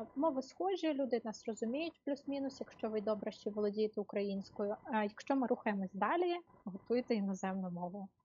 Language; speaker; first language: Ukrainian; native; Ukrainian